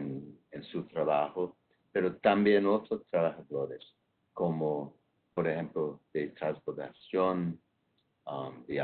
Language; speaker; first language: Spanish; non-native, fluent; English